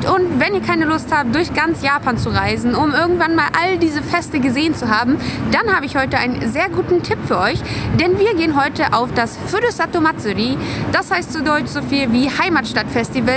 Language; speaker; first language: German; native; German